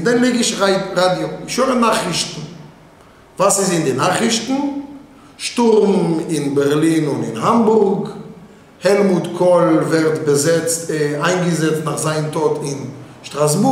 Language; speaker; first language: German; non-native, fluent; Hebrew